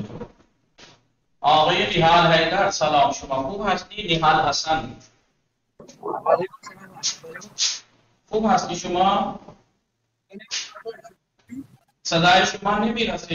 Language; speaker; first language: Persian; non-native, fluent; Urdu